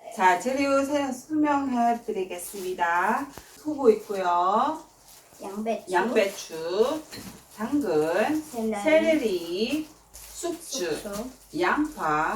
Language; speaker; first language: Korean; non-native, learner; Filipino